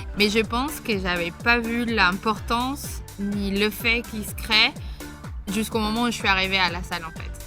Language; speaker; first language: French; non-native, fluent; Spanish